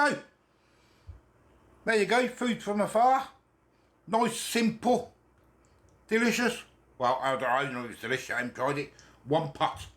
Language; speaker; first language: English; native; English